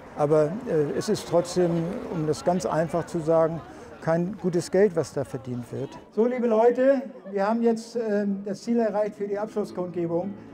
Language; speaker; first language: German; native; German